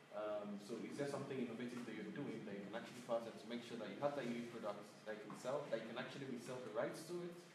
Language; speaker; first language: English; non-native, fluent; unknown